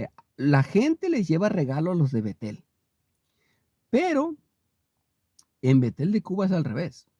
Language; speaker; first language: Spanish; native; Spanish